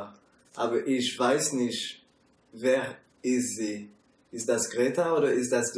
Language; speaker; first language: German; non-native, learner; French